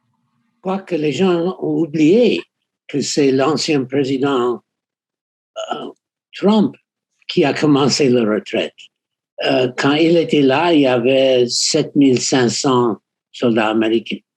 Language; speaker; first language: French; non-native, fluent; English